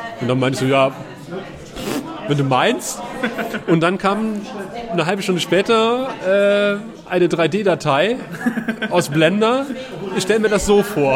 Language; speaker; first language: German; native; German